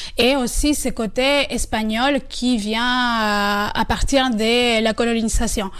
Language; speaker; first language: French; non-native, fluent; Spanish